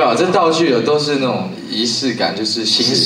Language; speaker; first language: Chinese; native; Chinese